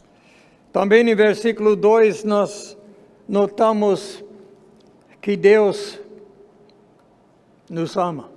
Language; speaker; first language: Portuguese; non-native, fluent; English